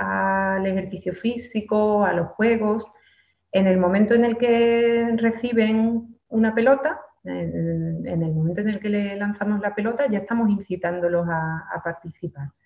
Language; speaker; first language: Spanish; native; Spanish